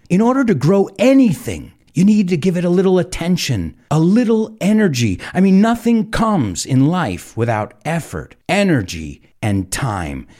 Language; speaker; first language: English; early bilingual, other home language; Spanish